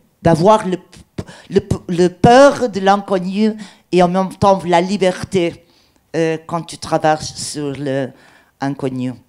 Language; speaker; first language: French; non-native, learner; Portuguese